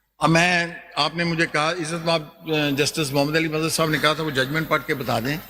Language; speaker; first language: Urdu; non-native, local second language; Punjabi